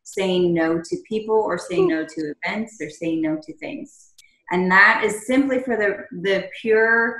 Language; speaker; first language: English; native; English